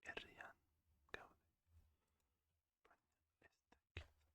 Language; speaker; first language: Basque; non-native, learner; French